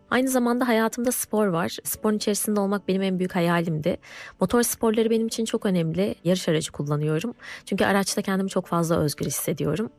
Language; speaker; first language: Turkish; native; Turkish